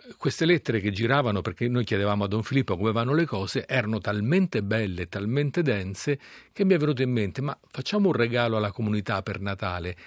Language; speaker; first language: Italian; native; Italian